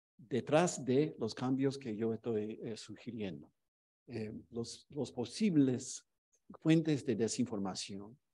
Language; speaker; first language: Spanish; non-native, fluent; English